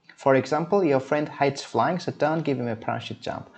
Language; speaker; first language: English; non-native, fluent; Azerbaijani